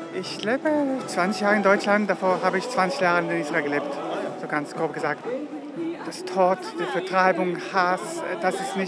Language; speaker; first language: German; non-native, fluent; Hebrew